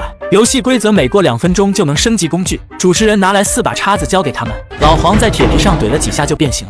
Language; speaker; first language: Chinese; native; Chinese